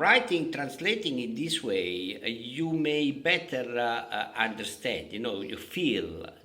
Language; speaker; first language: English; non-native, fluent; Italian